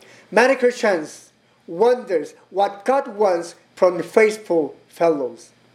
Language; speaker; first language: English; non-native, learner; Korean